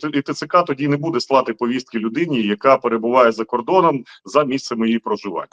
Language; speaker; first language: Ukrainian; native; Ukrainian